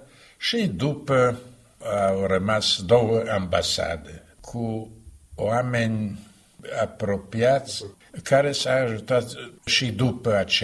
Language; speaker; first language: Romanian; non-native, fluent; Slovak